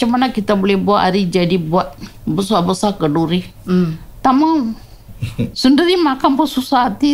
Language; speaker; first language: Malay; non-native, local second language; Tamil